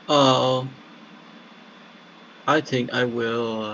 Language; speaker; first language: English; non-native, learner; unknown